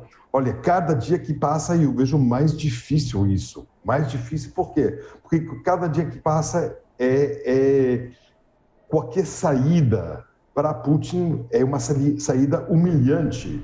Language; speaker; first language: Portuguese; non-native, fluent; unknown